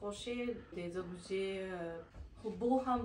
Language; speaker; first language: French; non-native, learner; Japanese